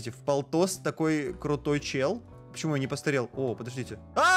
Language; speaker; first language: Russian; native; Russian